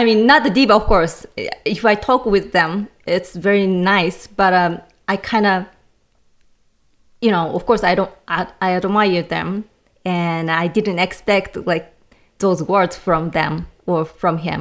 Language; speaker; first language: English; non-native, learner; Japanese